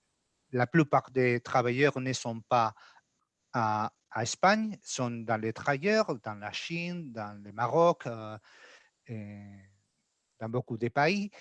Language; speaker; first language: French; non-native, learner; Spanish